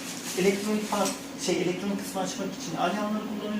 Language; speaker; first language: Turkish; native; Turkish